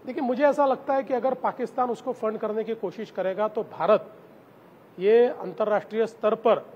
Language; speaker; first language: Hindi; non-native, local second language; Marathi